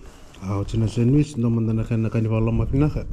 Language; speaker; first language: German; non-native, learner; Fijian